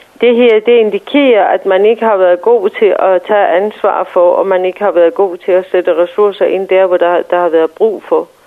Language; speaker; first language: Danish; non-native, fluent; Persian